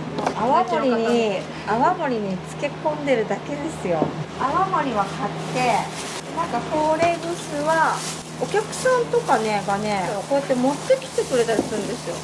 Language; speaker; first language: Japanese; native; Japanese